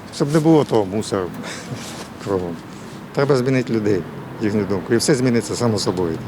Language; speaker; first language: Ukrainian; native; Ukrainian